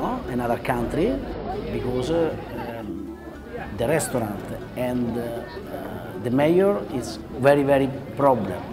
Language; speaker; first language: English; non-native, learner; Italian